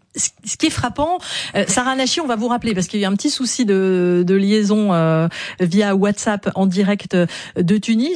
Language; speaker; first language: French; native; French